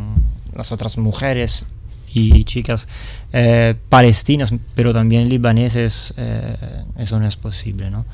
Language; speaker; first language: Spanish; non-native, fluent; Italian